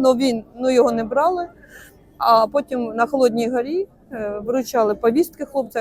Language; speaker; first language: Ukrainian; native; Ukrainian